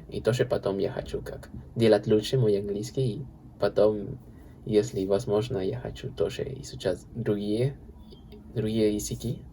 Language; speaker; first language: Russian; non-native, learner; Spanish